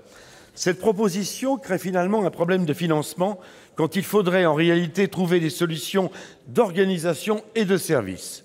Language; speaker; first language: French; native; French